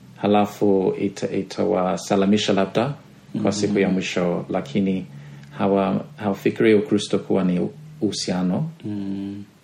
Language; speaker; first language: Swahili; non-native, fluent; English